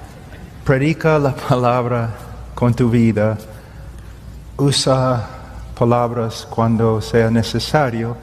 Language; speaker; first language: Spanish; non-native, learner; English